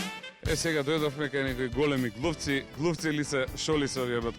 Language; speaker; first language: Macedonian; native; Macedonian